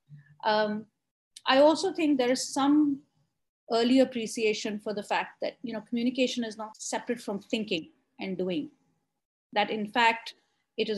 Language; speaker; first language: English; non-native, local second language; Hindi